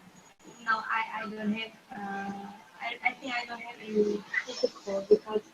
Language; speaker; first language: English; non-native, learner; Vietnamese